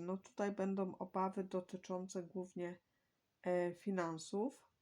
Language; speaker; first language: Polish; native; Polish